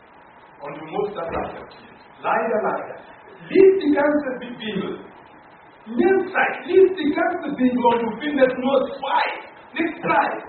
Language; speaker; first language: German; non-native, fluent; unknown